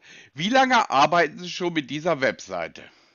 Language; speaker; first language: German; native; German